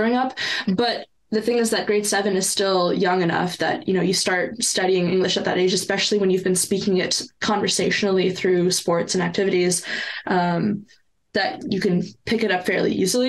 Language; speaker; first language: English; non-native, local second language; French